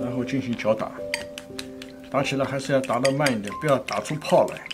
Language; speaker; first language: Chinese; native; Chinese